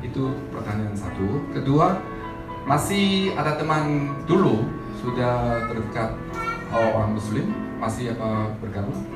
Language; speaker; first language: Indonesian; non-native, learner; Korean